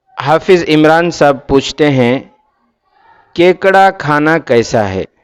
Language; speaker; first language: Urdu; native; Urdu